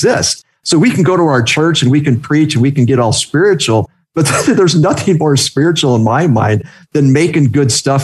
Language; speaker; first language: English; native; English